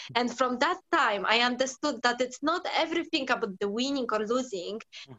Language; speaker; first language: English; non-native, learner; Polish